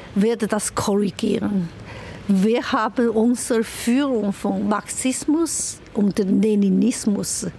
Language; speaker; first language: German; non-native, fluent; Chinese